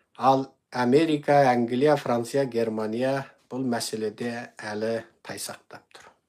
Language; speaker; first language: Kazakh; native; Kazakh